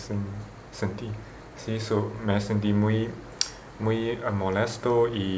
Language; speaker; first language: Spanish; non-native, learner; Chinese